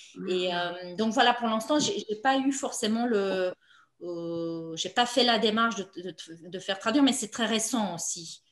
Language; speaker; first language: French; non-native, fluent; Romanian